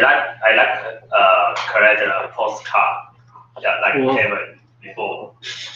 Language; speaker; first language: English; non-native, learner; Chinese